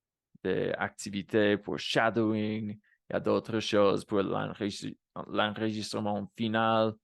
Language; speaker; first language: French; non-native, fluent; Spanish